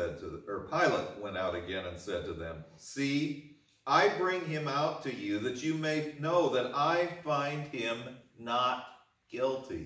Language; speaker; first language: English; native; English